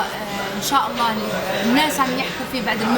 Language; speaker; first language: Arabic; native; Arabic